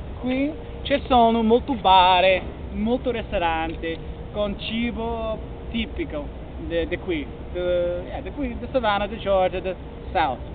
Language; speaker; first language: Italian; non-native, learner; English